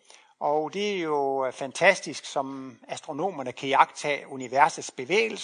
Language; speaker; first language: Danish; native; Danish